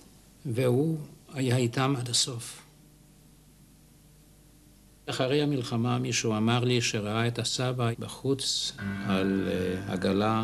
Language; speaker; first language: Hebrew; non-native, fluent; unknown